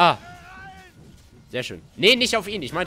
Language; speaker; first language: German; native; German